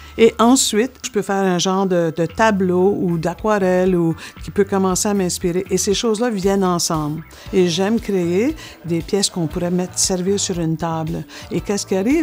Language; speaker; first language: French; native; French